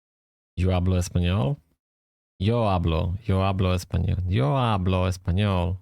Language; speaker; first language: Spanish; non-native, learner; English